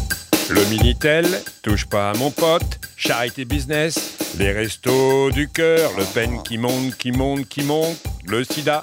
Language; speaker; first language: French; native; French